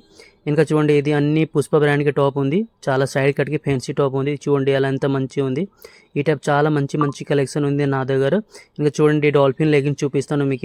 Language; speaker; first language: Telugu; non-native, local second language; Hindi